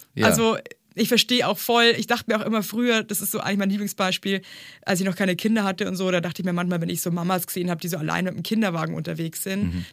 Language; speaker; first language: German; native; German